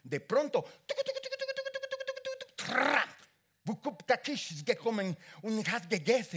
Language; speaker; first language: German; non-native, learner; Spanish